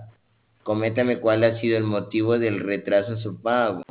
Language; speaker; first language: Spanish; native; Spanish